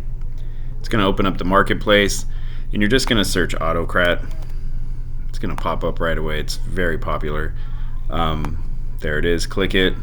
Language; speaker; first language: English; native; English